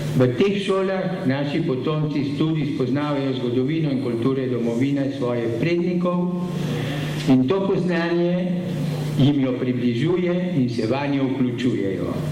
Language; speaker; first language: Slovenian; early bilingual, heritage; Slovenian